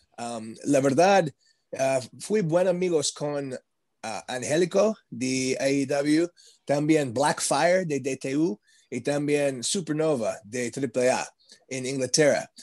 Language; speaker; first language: Spanish; non-native, learner; English